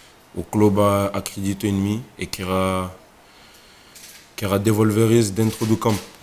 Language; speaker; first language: Portuguese; non-native, fluent; French